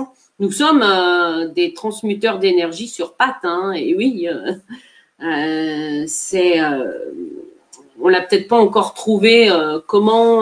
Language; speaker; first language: French; native; French